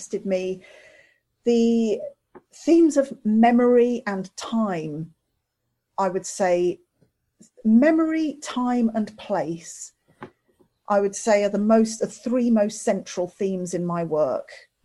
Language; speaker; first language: English; native; English